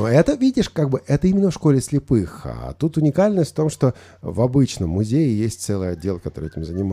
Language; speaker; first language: Russian; native; Russian